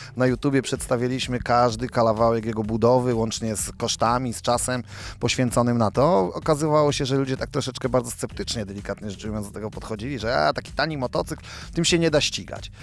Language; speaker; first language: Polish; native; Polish